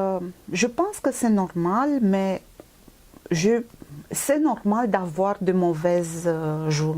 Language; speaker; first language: French; non-native, fluent; Romanian